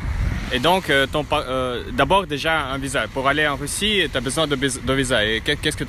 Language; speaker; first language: French; non-native, fluent; Russian